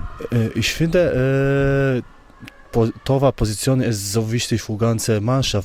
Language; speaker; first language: German; non-native, learner; Polish